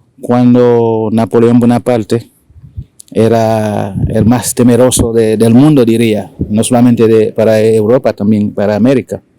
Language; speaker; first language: Spanish; non-native, fluent; Haitian Creole